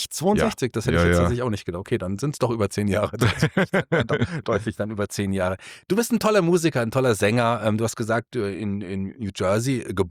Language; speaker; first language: German; native; German